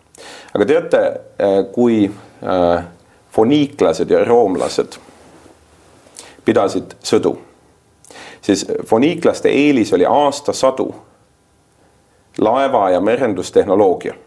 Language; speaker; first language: Estonian; native; Estonian